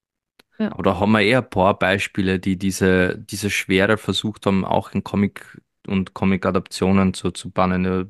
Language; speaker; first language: German; native; German